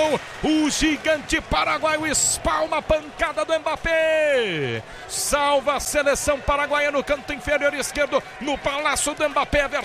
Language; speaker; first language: Portuguese; native; Portuguese